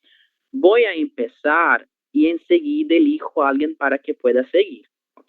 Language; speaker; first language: Spanish; non-native, learner; Portuguese